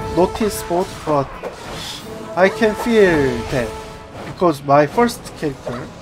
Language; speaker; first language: English; non-native, learner; Korean